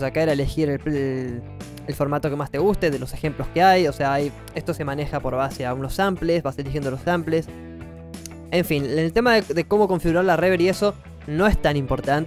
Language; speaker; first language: Spanish; native; Spanish